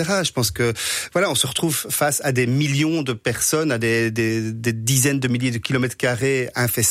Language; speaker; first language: French; native; French